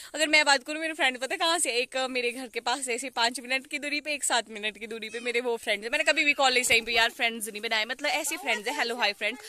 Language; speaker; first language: Hindi; native; Hindi